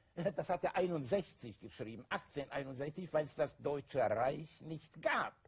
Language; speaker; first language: German; native; German